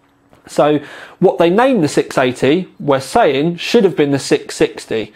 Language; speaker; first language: English; native; English